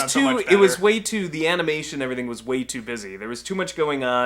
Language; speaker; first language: English; native; English